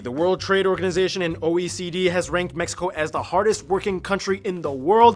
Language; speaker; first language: English; native; English